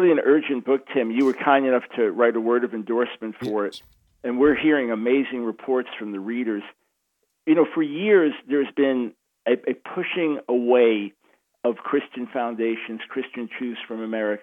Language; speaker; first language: English; native; English